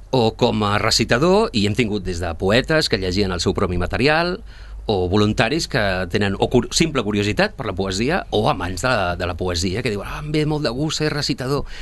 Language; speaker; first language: Catalan; early bilingual, other home language; Spanish